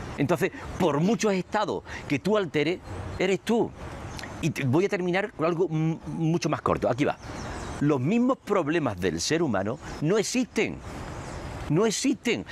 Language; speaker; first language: Spanish; native; Spanish